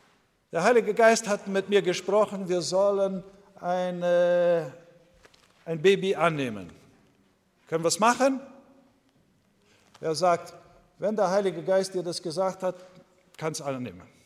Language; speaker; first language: German; non-native, fluent; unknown